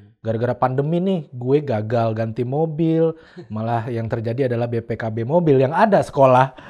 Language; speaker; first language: Indonesian; native; Indonesian